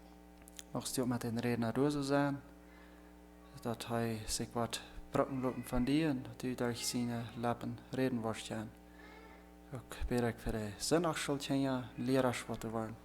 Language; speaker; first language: German; non-native, learner; Plautdietsch